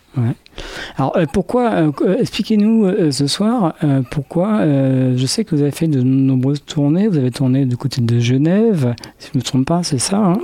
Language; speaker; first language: French; native; French